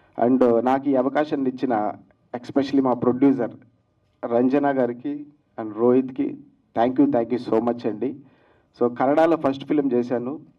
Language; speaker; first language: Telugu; native; Telugu